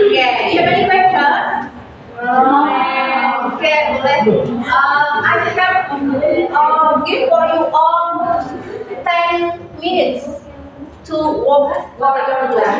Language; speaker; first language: English; non-native, learner; Indonesian